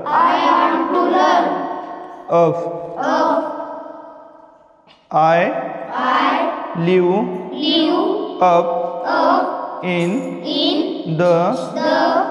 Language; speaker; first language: English; non-native, learner; Marathi